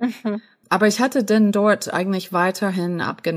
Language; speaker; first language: German; non-native, fluent; English